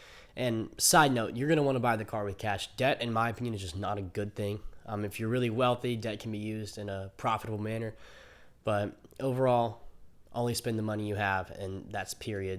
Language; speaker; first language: English; native; English